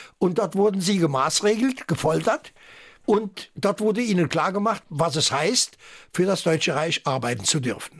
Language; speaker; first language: German; early bilingual, heritage; German